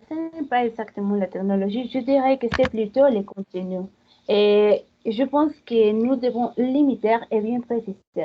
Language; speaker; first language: French; non-native, fluent; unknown